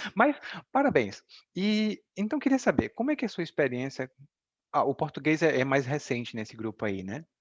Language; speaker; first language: Portuguese; native; Portuguese